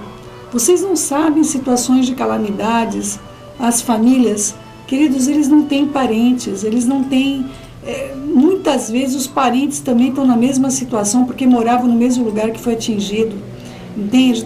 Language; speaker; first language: Portuguese; native; Portuguese